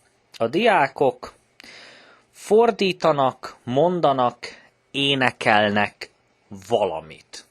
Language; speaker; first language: Hungarian; non-native, learner; English